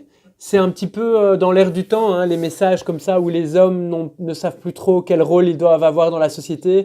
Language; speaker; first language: French; native; French